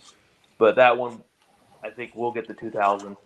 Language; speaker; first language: English; native; English